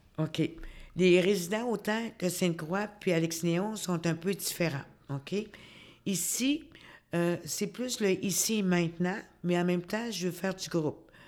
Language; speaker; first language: French; native; French